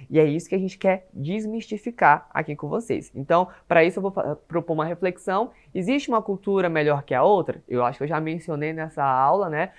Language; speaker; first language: Portuguese; native; Portuguese